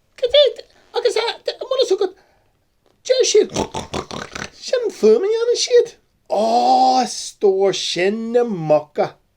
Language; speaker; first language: Irish; non-native, local second language; English